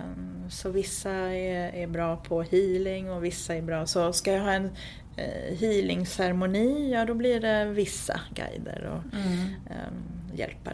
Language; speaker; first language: Swedish; native; Swedish